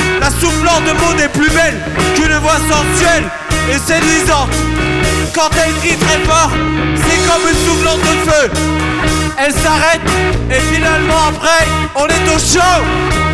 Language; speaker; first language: French; native; French